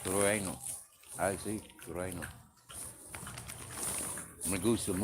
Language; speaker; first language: Spanish; non-native, learner; English